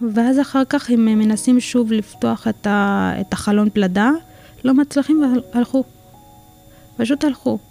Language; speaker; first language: Hebrew; non-native, fluent; Filipino